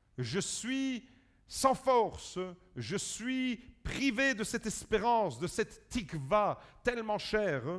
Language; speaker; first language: French; early bilingual, other home language; Italian